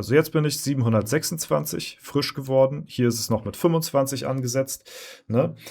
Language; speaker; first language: German; native; German